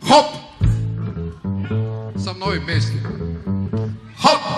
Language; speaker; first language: Russian; non-native, fluent; Latvian